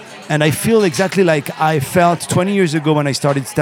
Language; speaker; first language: English; non-native, fluent; Arabic